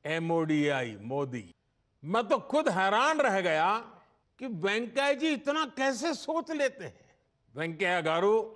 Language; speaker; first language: Hindi; non-native, local second language; Gujarati